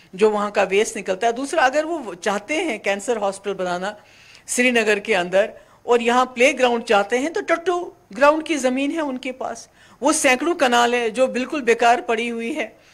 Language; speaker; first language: Hindi; non-native, local second language; Kashmiri